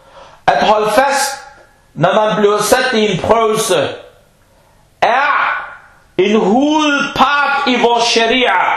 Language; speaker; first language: Danish; non-native, fluent; Arabic